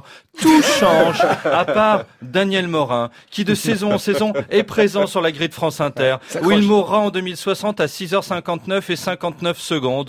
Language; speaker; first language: French; native; French